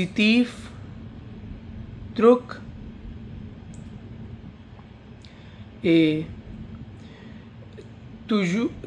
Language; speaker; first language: French; non-native, learner; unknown